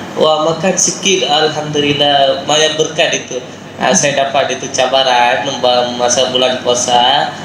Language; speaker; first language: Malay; non-native, local second language; Tamil